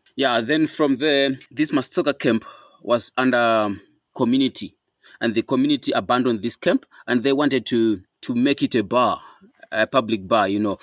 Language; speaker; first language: English; non-native, local second language; Shona